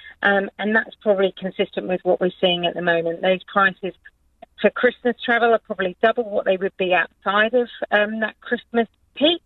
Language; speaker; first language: English; native; English